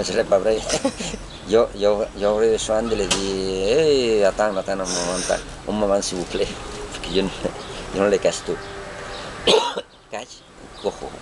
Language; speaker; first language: French; non-native, learner; Spanish